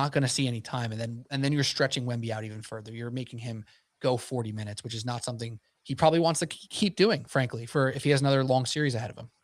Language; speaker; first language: English; native; English